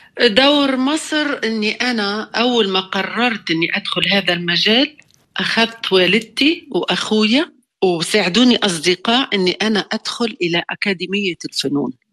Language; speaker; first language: Arabic; native; Arabic